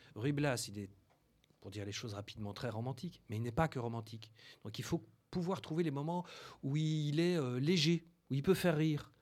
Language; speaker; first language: French; native; French